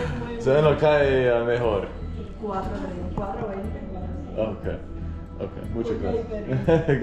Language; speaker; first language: Spanish; non-native, learner; English